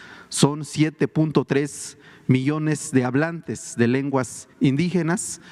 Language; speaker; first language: Spanish; non-native, local second language; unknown